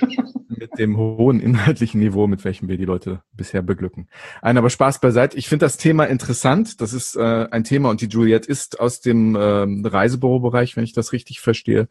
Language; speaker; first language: German; native; German